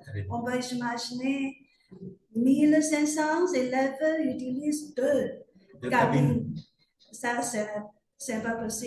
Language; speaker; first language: French; non-native, fluent; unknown